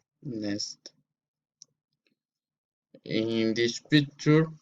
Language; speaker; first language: English; non-native, learner; Spanish